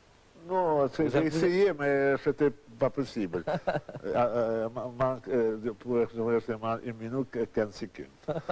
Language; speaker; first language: French; non-native, learner; Russian